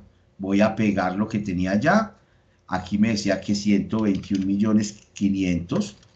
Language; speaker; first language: Spanish; native; Spanish